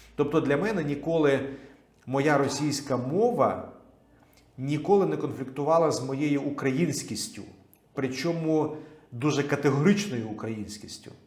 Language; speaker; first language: Ukrainian; non-native, local second language; Russian